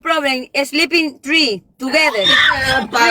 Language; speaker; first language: English; non-native, learner; Spanish